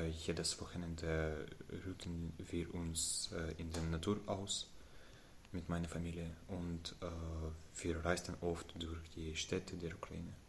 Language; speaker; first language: German; non-native, learner; Ukrainian